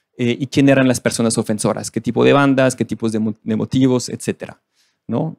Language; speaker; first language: Spanish; non-native, fluent; French